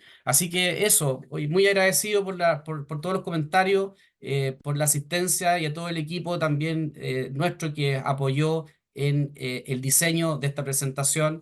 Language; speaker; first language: Spanish; native; Spanish